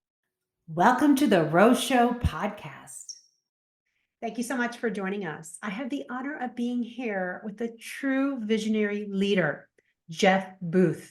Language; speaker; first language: English; native; English